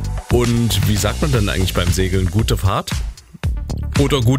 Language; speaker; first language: German; native; German